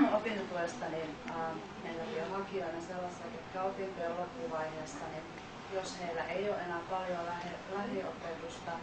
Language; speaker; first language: Finnish; native; Finnish